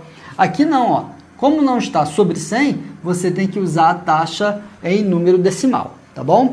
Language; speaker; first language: Portuguese; native; Portuguese